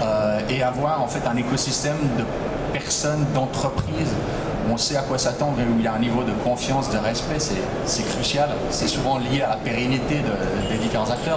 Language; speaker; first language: French; native; French